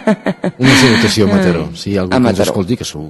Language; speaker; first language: Catalan; native; Catalan